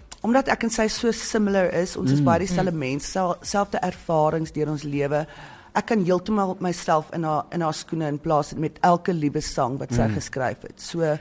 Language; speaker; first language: Afrikaans; early bilingual, heritage; Afrikaans